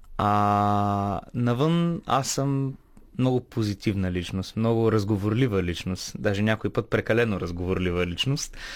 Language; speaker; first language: Bulgarian; native; Bulgarian